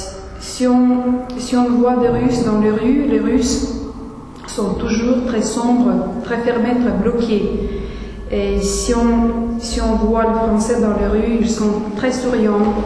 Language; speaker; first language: French; non-native, fluent; Russian